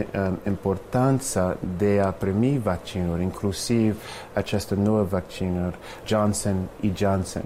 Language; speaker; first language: Romanian; non-native, fluent; English